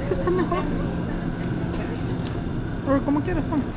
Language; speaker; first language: Spanish; early bilingual, heritage; Spanish